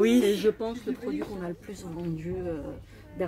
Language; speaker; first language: French; native; French